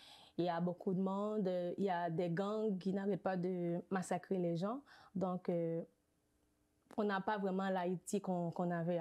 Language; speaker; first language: French; non-native, local second language; Haitian Creole